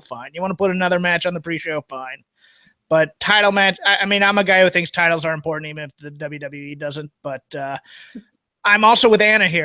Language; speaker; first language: English; native; English